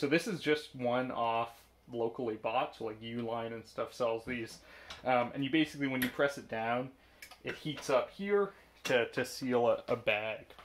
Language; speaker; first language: English; native; English